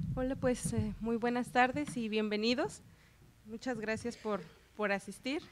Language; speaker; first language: Spanish; native; Spanish